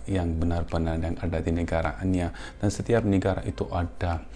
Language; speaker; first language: Indonesian; non-native, fluent; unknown